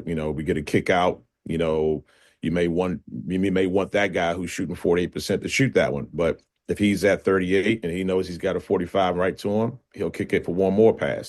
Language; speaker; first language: English; native; English